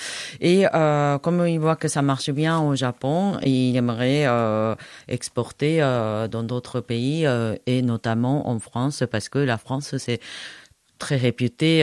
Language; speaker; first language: French; non-native, fluent; Japanese